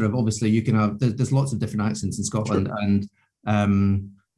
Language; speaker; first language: English; native; English